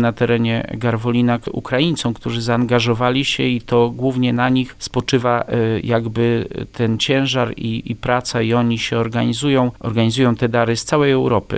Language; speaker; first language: Polish; native; Polish